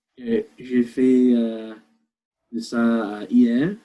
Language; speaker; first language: French; non-native, learner; English